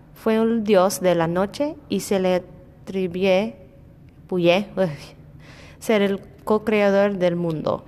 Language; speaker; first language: Spanish; non-native, learner; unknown